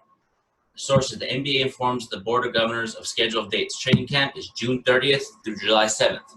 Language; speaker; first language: English; native; English